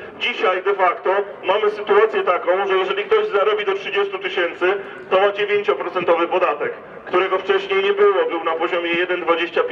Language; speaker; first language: Polish; native; Polish